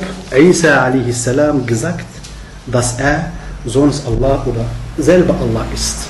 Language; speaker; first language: German; non-native, fluent; Arabic